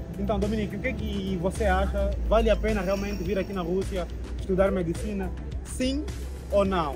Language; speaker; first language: Portuguese; native; Portuguese